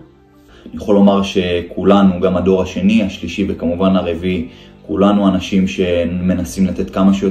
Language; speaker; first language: Hebrew; native; Hebrew